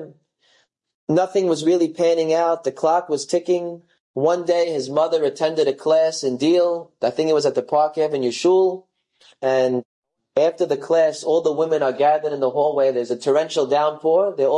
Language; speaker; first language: English; native; English